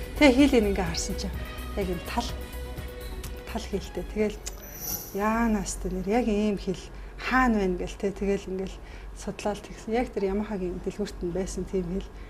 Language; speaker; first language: Mongolian; native; Mongolian